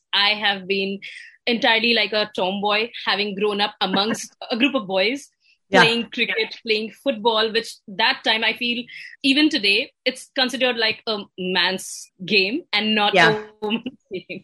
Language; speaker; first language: English; non-native, local second language; Hindi